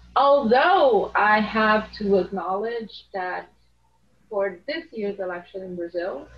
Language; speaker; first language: English; non-native, fluent; Portuguese